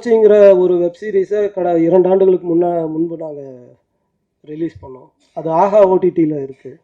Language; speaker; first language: Tamil; native; Tamil